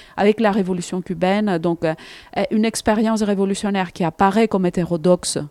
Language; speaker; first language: French; non-native, fluent; Greek